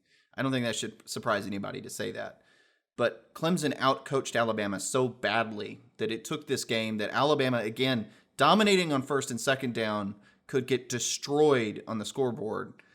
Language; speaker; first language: English; native; English